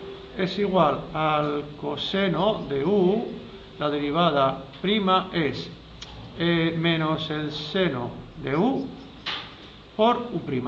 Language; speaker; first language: Spanish; native; Spanish